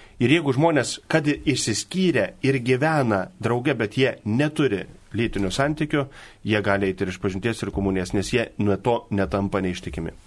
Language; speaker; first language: Lithuanian; native; Lithuanian